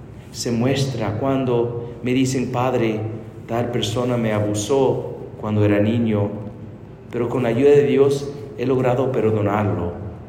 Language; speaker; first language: Spanish; non-native, fluent; English